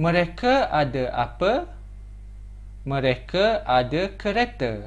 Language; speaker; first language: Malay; non-native, fluent; Korean